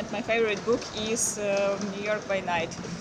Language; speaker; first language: English; non-native, learner; Ukrainian